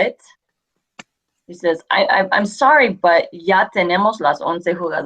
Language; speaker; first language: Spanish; non-native, fluent; English